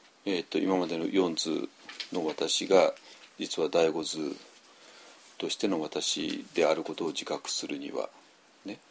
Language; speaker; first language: Japanese; native; Japanese